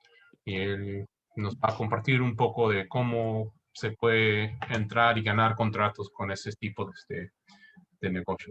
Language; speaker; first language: Spanish; non-native, fluent; English